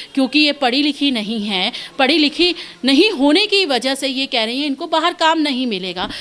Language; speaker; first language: Hindi; native; Hindi